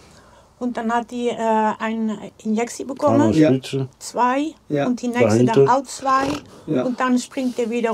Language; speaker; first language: German; non-native, learner; Dutch